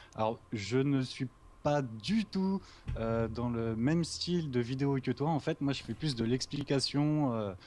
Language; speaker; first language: French; native; French